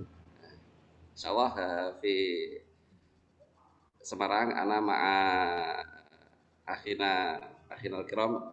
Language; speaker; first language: Arabic; non-native, fluent; Indonesian